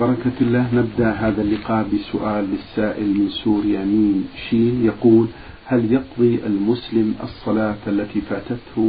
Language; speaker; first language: Arabic; native; Arabic